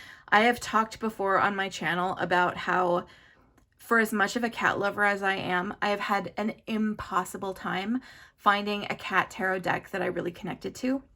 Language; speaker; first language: English; native; English